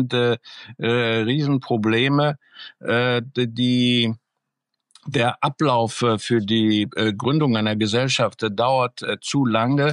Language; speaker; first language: German; early bilingual, other home language; Greek